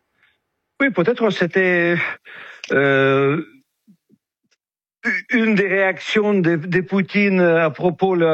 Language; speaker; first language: French; non-native, fluent; Ukrainian